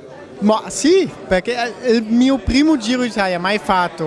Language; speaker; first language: Italian; non-native, fluent; German